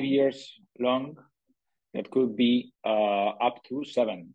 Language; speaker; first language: English; non-native, fluent; Spanish